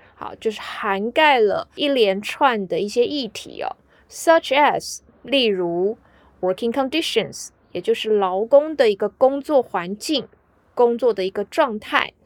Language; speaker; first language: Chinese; native; Chinese